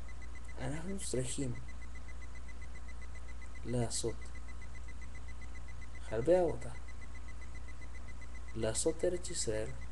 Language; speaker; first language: Hebrew; non-native, learner; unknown